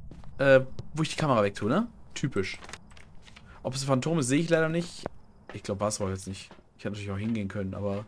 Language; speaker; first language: German; native; German